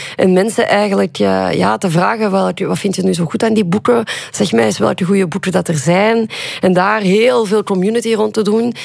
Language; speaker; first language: Dutch; native; Dutch